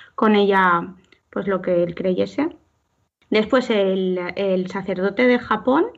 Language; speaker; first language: Spanish; native; Spanish